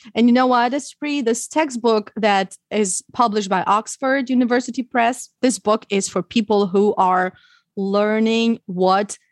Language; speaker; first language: English; non-native, fluent; Ukrainian